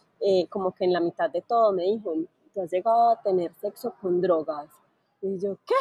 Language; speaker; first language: Spanish; native; Spanish